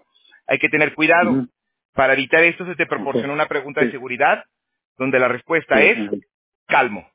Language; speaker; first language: Spanish; native; Spanish